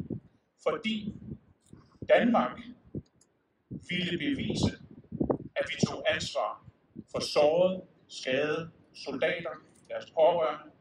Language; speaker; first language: Danish; native; Danish